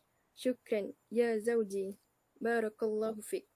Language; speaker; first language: Arabic; non-native, learner; Malay